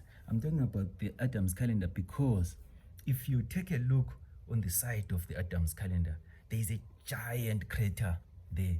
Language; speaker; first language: English; non-native, local second language; Xhosa